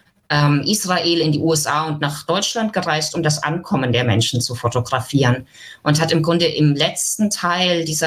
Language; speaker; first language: German; native; German